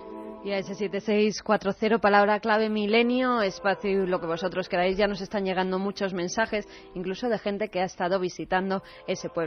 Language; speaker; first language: Spanish; native; Spanish